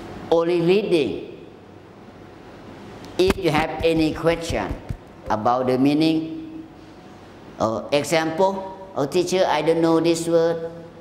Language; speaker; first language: English; non-native, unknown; Thai